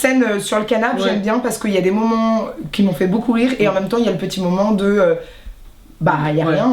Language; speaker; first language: French; native; French